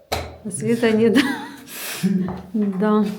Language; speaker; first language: Russian; native; Russian